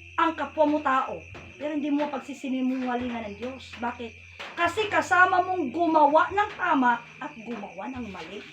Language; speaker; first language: Filipino; non-native, local second language; Iloko